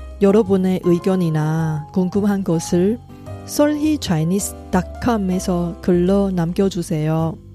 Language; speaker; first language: Korean; non-native, fluent; Chinese